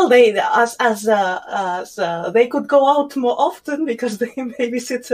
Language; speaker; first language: English; non-native, fluent; Spanish